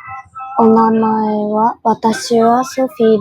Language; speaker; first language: Japanese; non-native, learner; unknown